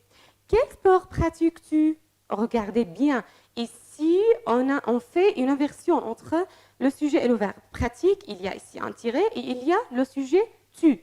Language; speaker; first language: French; non-native, fluent; Arabic